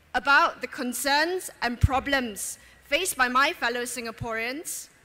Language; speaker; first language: English; native; English